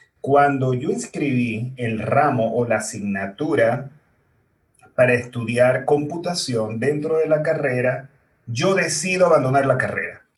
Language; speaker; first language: Spanish; native; Spanish